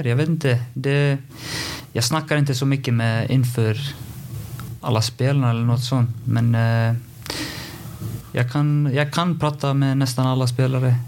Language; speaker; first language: Swedish; non-native, fluent; Icelandic